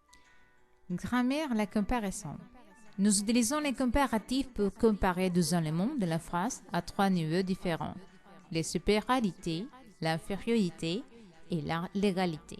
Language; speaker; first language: French; non-native, learner; Spanish